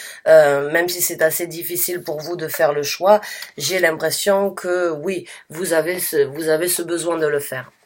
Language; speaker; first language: French; native; French